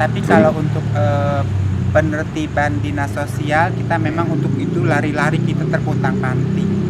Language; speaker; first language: Indonesian; native; Indonesian